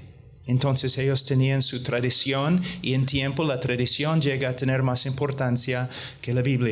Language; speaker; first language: Spanish; non-native, fluent; English